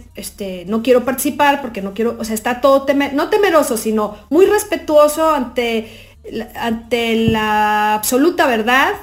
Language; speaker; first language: Spanish; native; Spanish